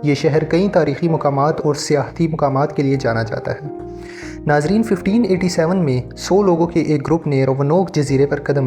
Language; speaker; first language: Urdu; native; Urdu